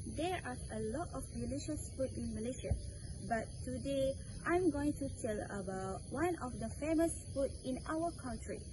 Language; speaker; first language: English; non-native, local second language; Malay